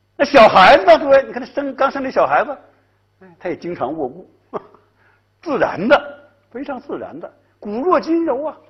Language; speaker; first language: Chinese; native; Chinese